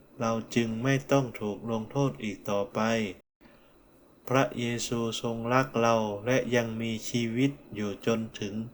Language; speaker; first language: Thai; non-native, fluent; Korean